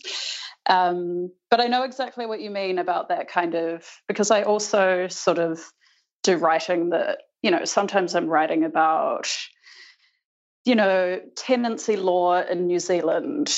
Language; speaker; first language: English; native; English